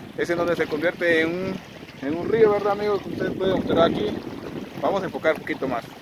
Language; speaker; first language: Spanish; native; Spanish